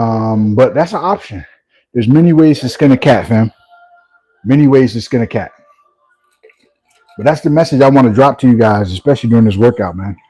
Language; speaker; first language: English; native; English